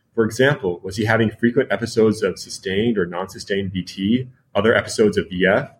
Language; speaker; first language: English; native; English